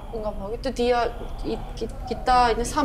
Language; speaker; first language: Indonesian; non-native, learner; Korean